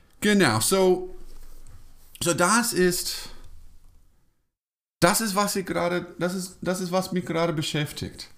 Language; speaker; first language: German; non-native, fluent; English